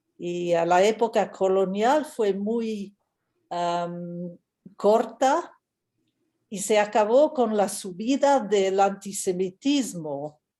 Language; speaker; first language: Spanish; non-native, fluent; English